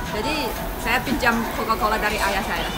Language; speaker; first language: Indonesian; non-native, fluent; Chinese